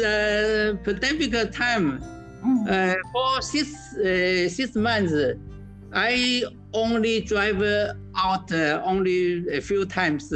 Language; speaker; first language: English; non-native, learner; Chinese